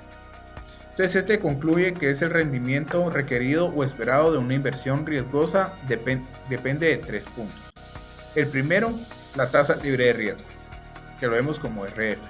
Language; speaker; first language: Spanish; native; Spanish